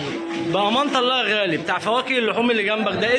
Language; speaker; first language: Arabic; native; Arabic